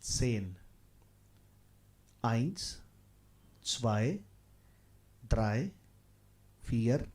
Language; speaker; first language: German; non-native, fluent; Hindi